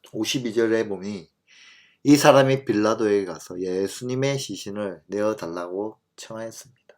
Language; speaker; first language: Korean; native; Korean